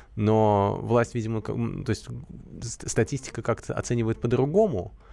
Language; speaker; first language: Russian; native; Russian